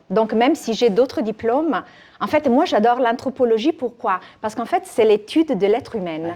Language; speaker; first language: French; non-native, fluent; Italian